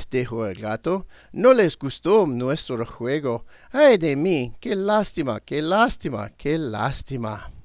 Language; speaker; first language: Spanish; non-native, learner; English